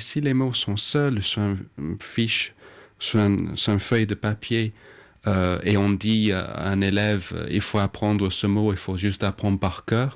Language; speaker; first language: French; non-native, fluent; English